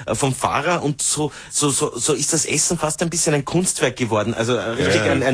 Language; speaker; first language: German; native; German